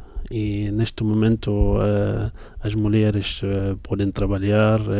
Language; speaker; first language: Portuguese; non-native, fluent; Arabic